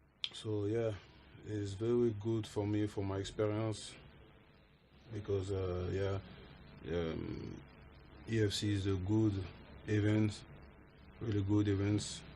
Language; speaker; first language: English; non-native, learner; French